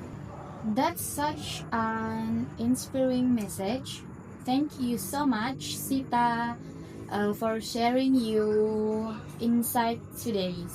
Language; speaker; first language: English; non-native, learner; Indonesian